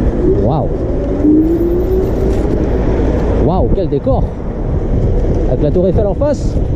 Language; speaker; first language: French; native; French